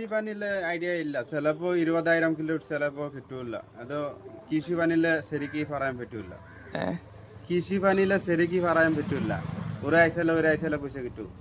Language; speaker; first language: Malayalam; non-native, learner; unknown